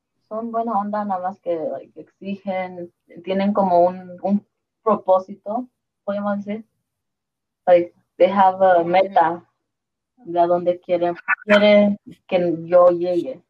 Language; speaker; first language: Spanish; early bilingual, heritage; Spanish